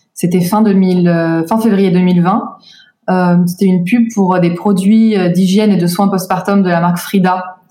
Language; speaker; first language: French; native; French